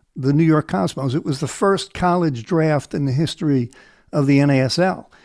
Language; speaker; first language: English; native; English